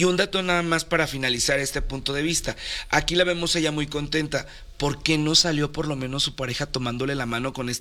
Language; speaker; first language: Spanish; native; Spanish